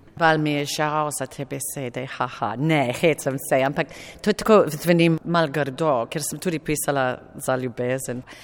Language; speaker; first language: Slovenian; non-native, fluent; English